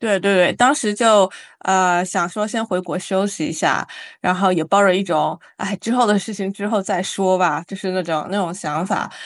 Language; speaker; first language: Chinese; native; Chinese